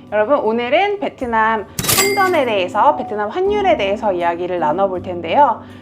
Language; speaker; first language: Korean; native; Korean